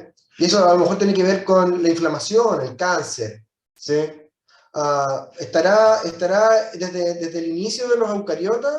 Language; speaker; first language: Spanish; native; Spanish